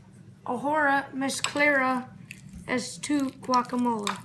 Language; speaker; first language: Spanish; non-native, learner; English